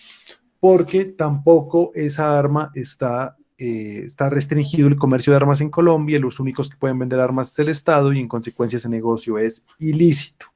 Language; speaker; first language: Spanish; native; Spanish